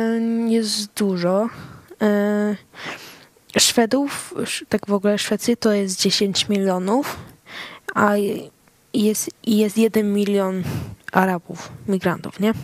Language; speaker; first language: Polish; early bilingual, heritage; Swedish